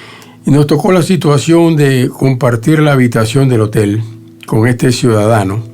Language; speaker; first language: Spanish; native; Spanish